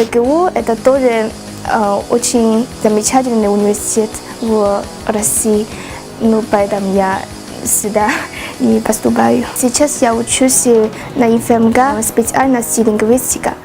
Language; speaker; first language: Russian; non-native, learner; Chinese